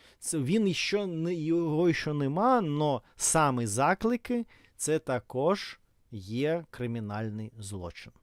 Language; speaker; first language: Ukrainian; non-native, fluent; Russian